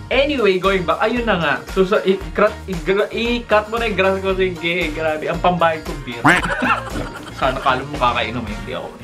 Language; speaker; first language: Filipino; native; Filipino